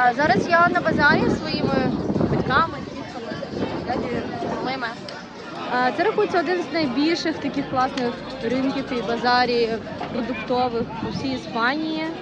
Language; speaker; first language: Ukrainian; non-native, local second language; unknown